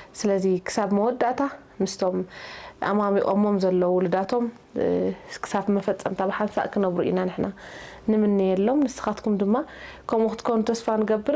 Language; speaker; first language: Tigrinya; native; Tigrinya